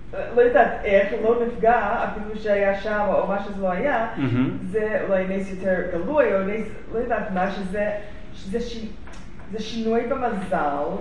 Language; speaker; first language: Hebrew; non-native, fluent; English